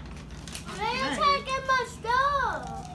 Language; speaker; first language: English; native; English